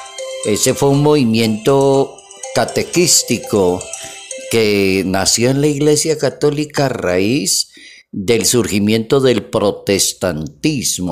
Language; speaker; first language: Spanish; native; Spanish